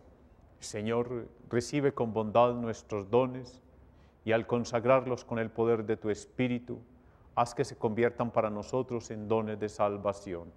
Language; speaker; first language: Spanish; native; Spanish